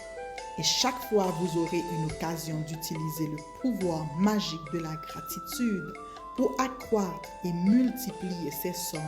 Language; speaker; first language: French; native; French